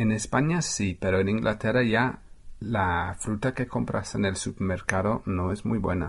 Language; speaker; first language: Spanish; non-native, fluent; English